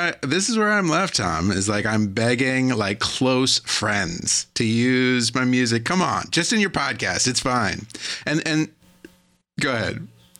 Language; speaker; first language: English; native; English